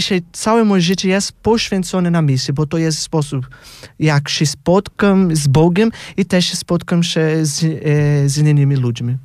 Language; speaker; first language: Polish; non-native, fluent; Portuguese